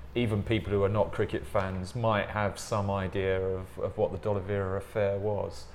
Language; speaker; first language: English; native; English